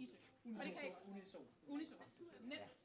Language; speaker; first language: Danish; native; Danish